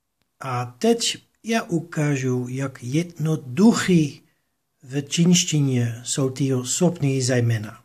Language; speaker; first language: Czech; non-native, fluent; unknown